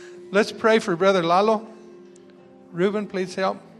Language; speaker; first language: English; native; English